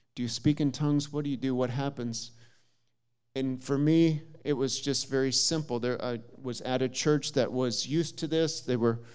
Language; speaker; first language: English; native; English